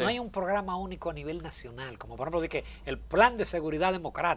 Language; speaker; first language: Spanish; native; Spanish